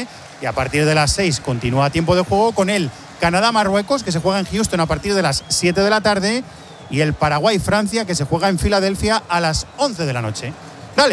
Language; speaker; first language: Spanish; native; Spanish